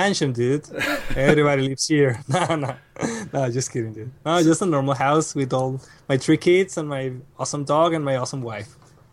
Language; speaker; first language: English; non-native, fluent; Spanish